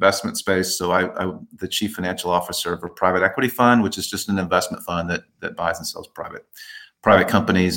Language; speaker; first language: English; native; English